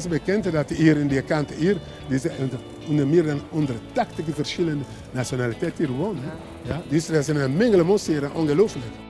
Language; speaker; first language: Dutch; non-native, learner; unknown